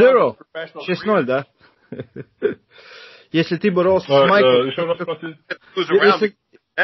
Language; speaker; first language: Russian; non-native, fluent; Latvian